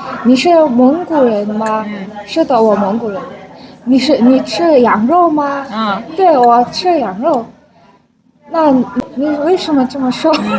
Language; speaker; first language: Chinese; non-native, learner; Mongolian